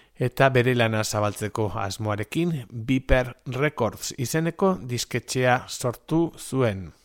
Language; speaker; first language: Basque; native; Basque